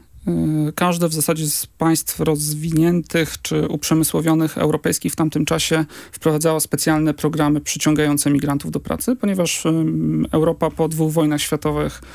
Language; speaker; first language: Polish; native; Polish